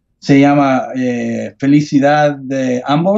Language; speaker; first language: Spanish; non-native, learner; English